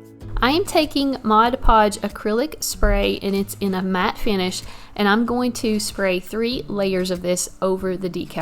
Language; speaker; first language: English; native; English